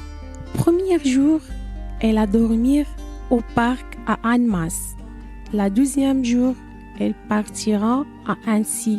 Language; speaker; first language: French; non-native, learner; Arabic